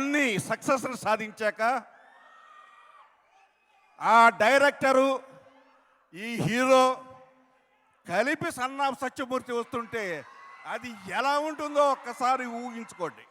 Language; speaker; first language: Telugu; native; Telugu